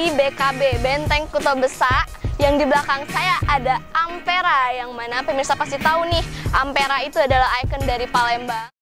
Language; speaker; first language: Indonesian; native; Indonesian